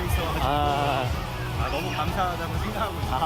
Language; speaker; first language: Korean; native; Korean